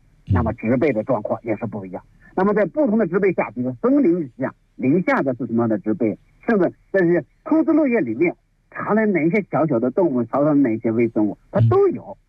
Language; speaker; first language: Chinese; native; Chinese